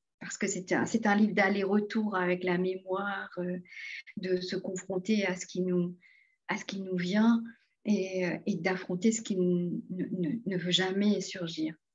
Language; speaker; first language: French; non-native, local second language; Morisyen